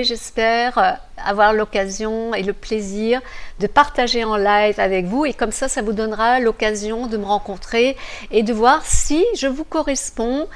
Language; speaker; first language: French; native; French